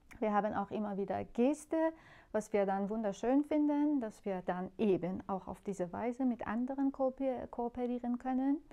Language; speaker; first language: German; non-native, fluent; Persian